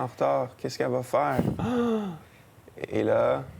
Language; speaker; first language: French; native; French